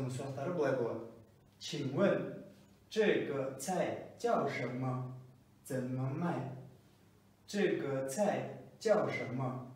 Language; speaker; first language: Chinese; non-native, fluent; Kazakh